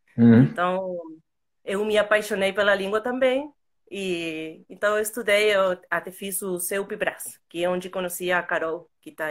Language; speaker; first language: Portuguese; non-native, fluent; Spanish